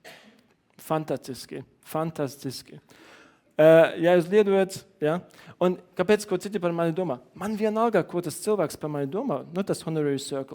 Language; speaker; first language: Latvian; non-native, learner; German